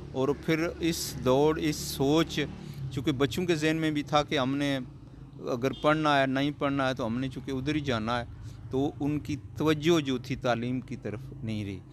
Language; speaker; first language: Urdu; non-native, local second language; Pahari-Potwari